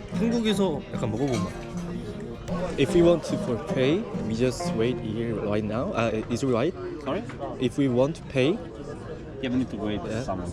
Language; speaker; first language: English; non-native, learner; Korean